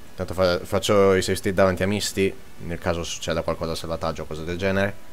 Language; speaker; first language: Italian; native; Italian